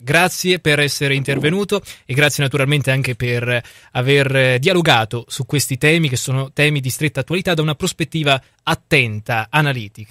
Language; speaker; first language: Italian; native; Italian